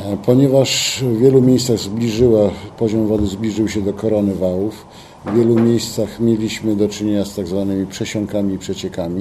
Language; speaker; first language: Polish; native; Polish